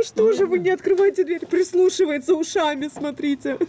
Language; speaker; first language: Russian; native; Russian